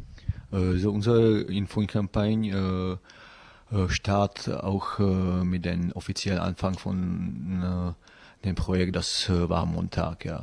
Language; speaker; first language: German; non-native, learner; Czech